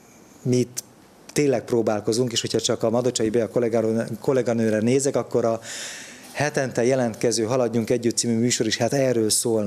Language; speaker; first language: Hungarian; native; Hungarian